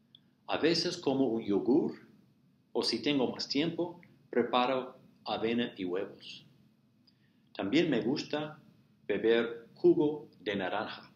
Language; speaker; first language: Spanish; non-native, fluent; English